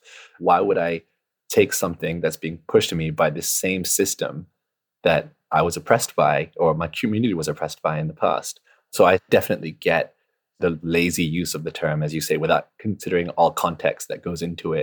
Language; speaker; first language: English; non-native, local second language; Cantonese